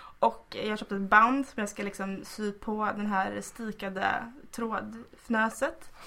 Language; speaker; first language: Swedish; native; Swedish